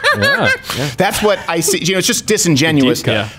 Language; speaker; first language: English; native; English